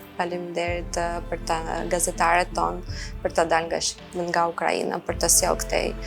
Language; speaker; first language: Albanian; non-native, fluent; Ukrainian